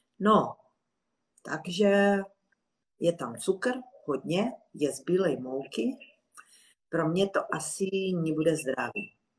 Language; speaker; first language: Czech; non-native, fluent; Russian